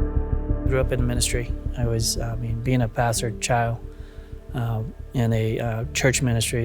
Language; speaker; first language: English; early bilingual, other home language; Hmong